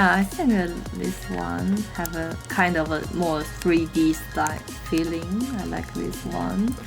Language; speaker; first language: English; non-native, learner; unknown